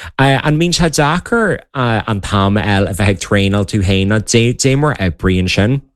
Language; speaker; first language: Irish; native; Irish